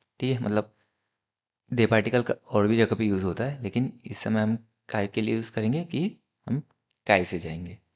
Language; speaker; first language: Hindi; native; Hindi